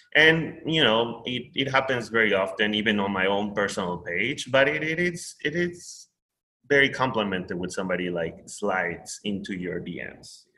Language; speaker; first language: English; non-native, fluent; Spanish